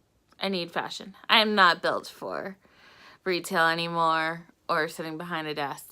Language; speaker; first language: English; native; English